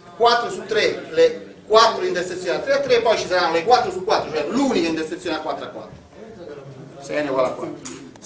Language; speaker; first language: Italian; native; Italian